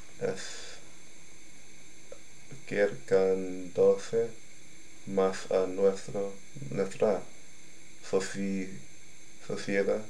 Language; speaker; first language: Spanish; non-native, learner; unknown